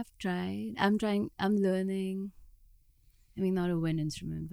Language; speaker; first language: English; non-native, local second language; Hindi